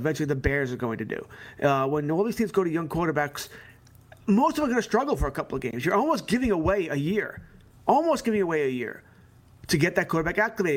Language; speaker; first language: English; native; English